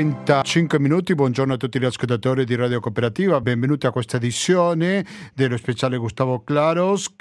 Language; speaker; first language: Italian; non-native, fluent; Spanish